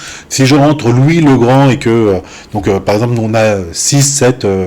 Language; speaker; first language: French; native; French